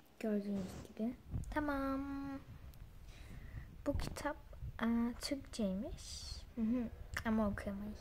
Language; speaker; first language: Turkish; early bilingual, heritage; Turkish